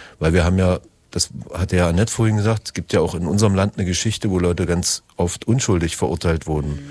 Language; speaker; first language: German; native; German